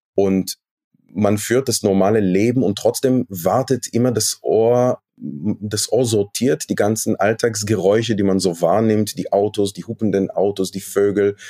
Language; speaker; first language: German; non-native, fluent; Hebrew